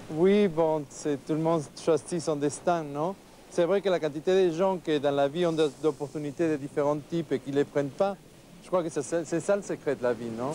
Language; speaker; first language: French; non-native, fluent; Spanish